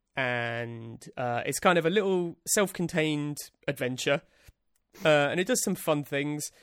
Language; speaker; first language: English; native; English